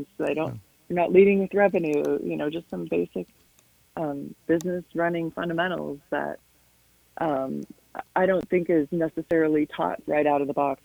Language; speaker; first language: English; native; English